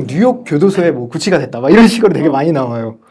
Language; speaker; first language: Korean; native; Korean